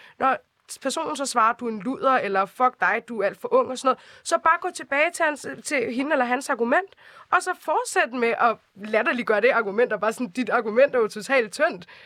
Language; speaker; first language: Danish; early bilingual, other home language; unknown